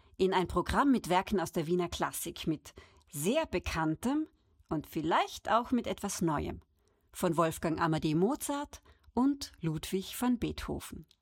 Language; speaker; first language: German; native; German